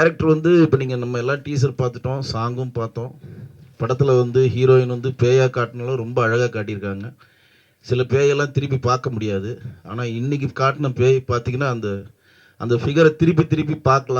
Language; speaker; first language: Tamil; native; Tamil